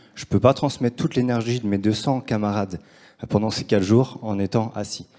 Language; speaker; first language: French; native; French